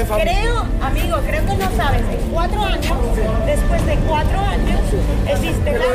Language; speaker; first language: Spanish; non-native, learner; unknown